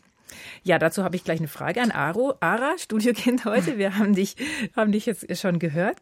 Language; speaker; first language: German; native; German